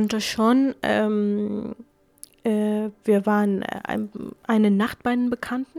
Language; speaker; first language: German; non-native, fluent; Kurdish